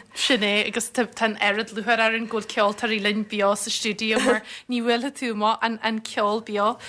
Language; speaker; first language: Irish; native; Irish